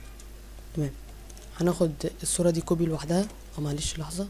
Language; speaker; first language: Arabic; native; Arabic